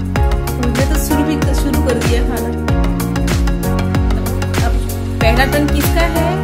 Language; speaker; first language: Hindi; native; Hindi